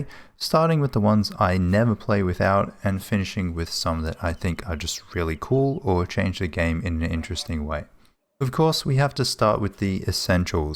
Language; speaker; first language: English; native; English